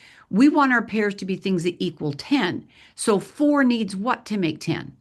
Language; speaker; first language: English; native; English